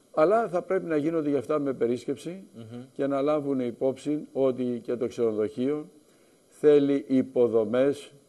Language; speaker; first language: Greek; native; Greek